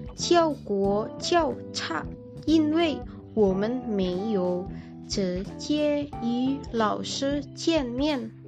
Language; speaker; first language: Chinese; non-native, learner; Indonesian